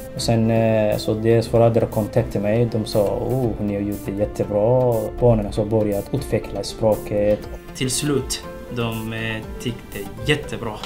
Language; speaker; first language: Swedish; non-native, learner; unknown